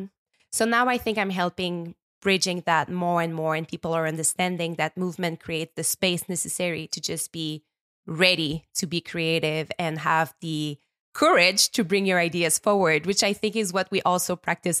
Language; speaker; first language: English; non-native, fluent; French